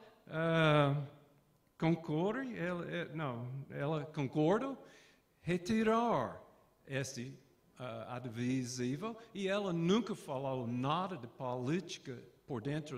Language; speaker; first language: Portuguese; non-native, fluent; English